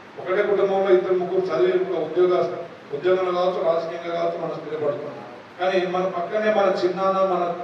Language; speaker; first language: Telugu; non-native, local second language; Lambadi